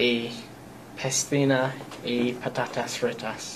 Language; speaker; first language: Spanish; non-native, learner; English